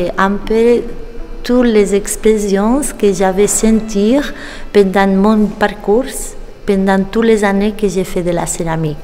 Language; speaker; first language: French; non-native, learner; Catalan